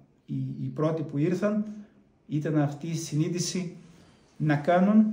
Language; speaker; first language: Greek; non-native, fluent; Portuguese